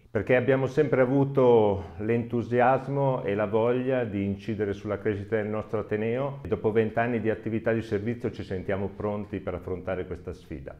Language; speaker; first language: Italian; native; Italian